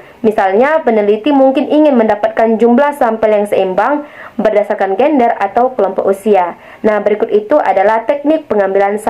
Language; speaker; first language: Indonesian; native; Indonesian